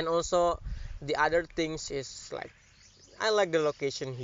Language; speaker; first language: English; non-native, learner; Indonesian